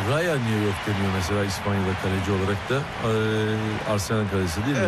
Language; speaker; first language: Turkish; native; Turkish